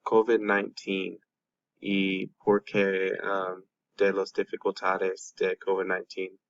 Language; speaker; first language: Spanish; non-native, learner; English